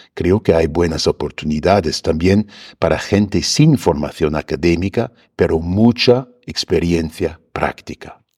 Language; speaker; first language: Spanish; non-native, fluent; German